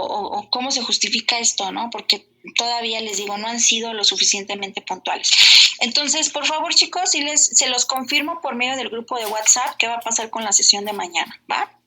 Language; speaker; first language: Spanish; native; Spanish